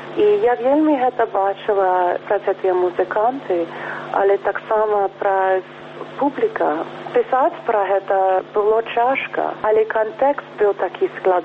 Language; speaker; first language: Belarusian; early bilingual, heritage; Belarusian